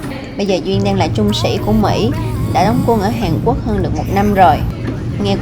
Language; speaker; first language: Vietnamese; native; Vietnamese